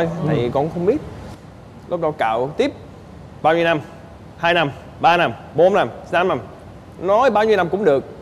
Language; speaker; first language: Vietnamese; non-native, fluent; English